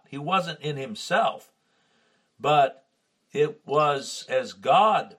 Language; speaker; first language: English; native; English